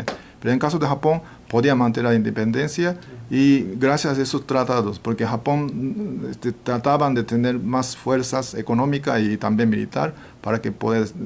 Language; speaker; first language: Spanish; non-native, fluent; Japanese